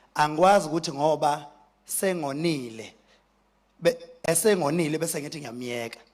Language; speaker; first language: Zulu; native; Zulu